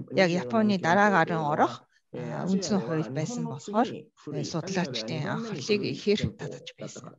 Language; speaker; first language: Mongolian; non-native, fluent; Japanese